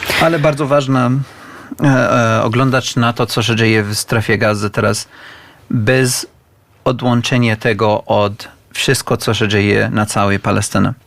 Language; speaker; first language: Polish; non-native, learner; Arabic